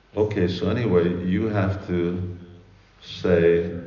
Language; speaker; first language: English; early bilingual, other home language; Hungarian